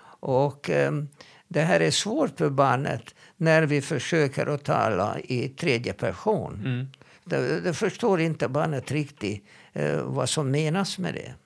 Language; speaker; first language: Swedish; non-native, fluent; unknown